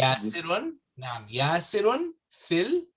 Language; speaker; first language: Arabic; non-native, fluent; English